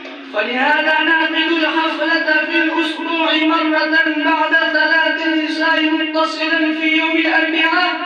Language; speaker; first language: Arabic; non-native, learner; Urdu